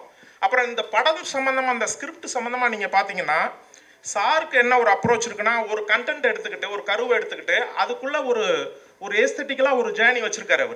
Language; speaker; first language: Tamil; native; Tamil